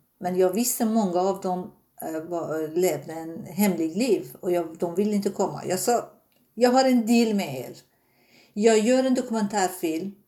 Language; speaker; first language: Swedish; non-native, fluent; Persian